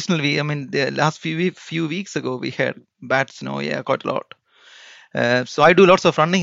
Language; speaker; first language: English; non-native, local second language; Malayalam